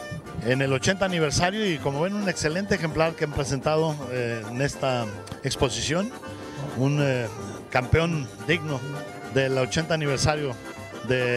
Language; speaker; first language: Spanish; native; Spanish